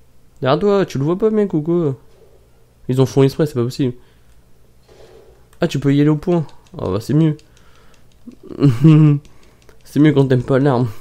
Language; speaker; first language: French; native; French